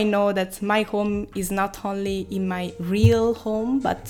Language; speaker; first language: English; non-native, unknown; Italian